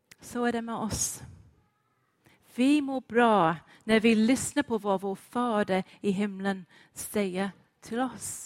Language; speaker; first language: Swedish; non-native, fluent; English